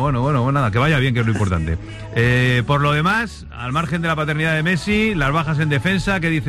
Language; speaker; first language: Spanish; native; Spanish